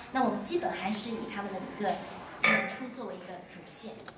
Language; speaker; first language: Chinese; native; Chinese